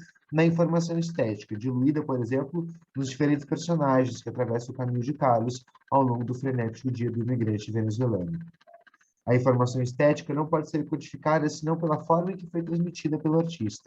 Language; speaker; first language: Portuguese; native; Portuguese